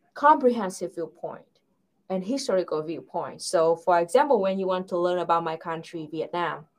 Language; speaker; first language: English; non-native, fluent; Vietnamese